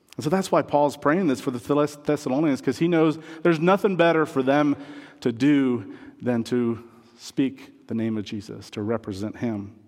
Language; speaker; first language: English; non-native, fluent; French